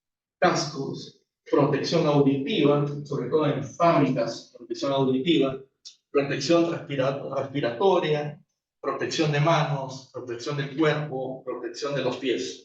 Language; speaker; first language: Spanish; native; Spanish